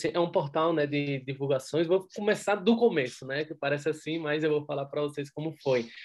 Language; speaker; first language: Portuguese; native; Portuguese